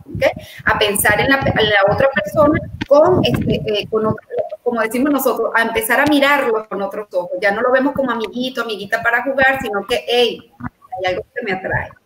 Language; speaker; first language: Spanish; native; Spanish